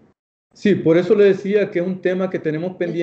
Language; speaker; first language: Spanish; native; Spanish